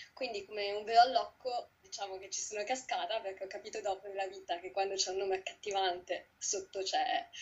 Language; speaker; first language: Italian; native; Italian